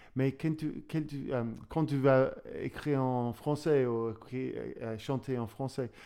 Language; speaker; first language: French; non-native, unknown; English